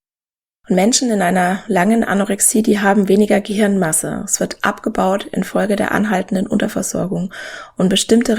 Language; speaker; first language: German; native; German